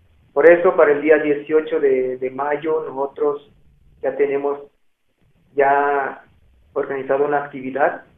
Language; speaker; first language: Spanish; non-native, local second language; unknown